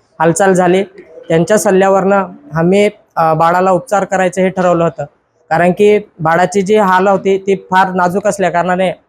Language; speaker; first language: Marathi; non-native, local second language; Bhili